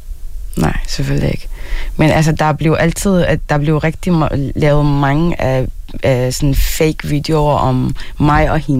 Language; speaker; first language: Danish; non-native, fluent; Arabic